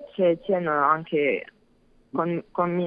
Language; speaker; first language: Italian; non-native, learner; French